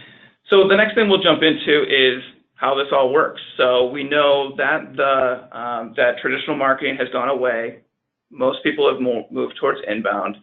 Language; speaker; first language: English; native; English